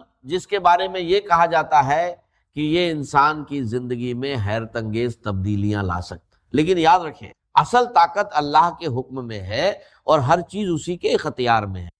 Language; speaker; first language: Urdu; native; Urdu